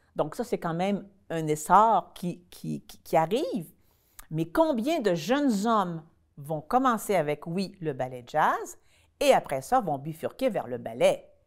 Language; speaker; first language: French; native; French